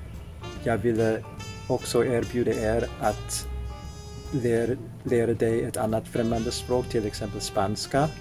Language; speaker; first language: Swedish; non-native, learner; English